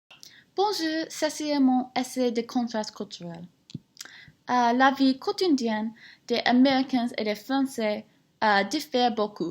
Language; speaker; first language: French; non-native, learner; English